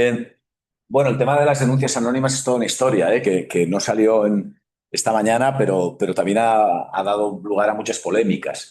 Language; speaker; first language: Spanish; native; Spanish